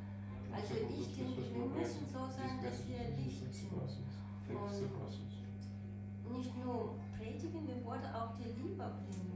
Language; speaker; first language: German; non-native, learner; Portuguese